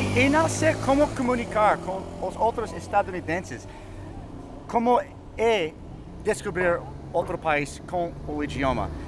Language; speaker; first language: Portuguese; non-native, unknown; English